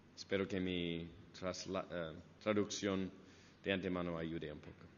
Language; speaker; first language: Spanish; non-native, fluent; English